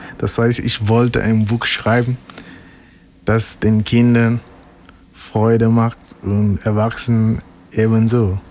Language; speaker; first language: German; non-native, fluent; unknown